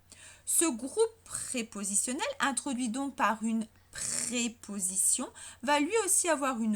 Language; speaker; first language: French; native; French